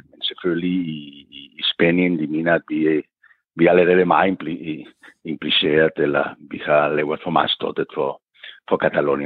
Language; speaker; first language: Danish; non-native, fluent; Catalan